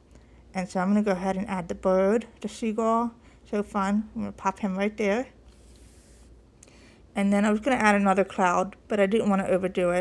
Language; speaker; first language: English; native; English